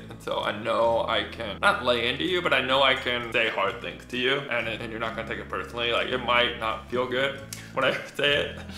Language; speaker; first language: English; native; English